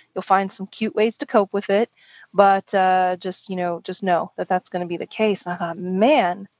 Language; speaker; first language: English; native; English